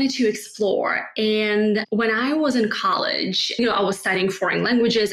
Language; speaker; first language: English; non-native, fluent; Russian